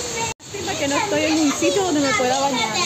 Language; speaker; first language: Spanish; native; Spanish